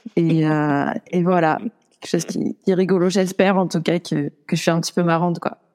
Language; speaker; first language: French; native; French